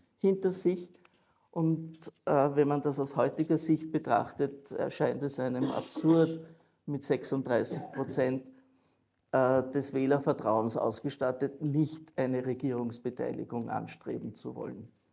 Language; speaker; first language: German; native; German